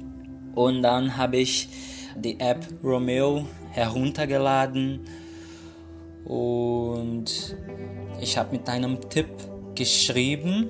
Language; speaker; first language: German; non-native, fluent; Portuguese